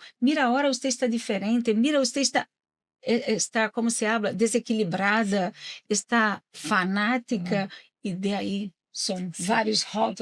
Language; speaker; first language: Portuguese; non-native, learner; Spanish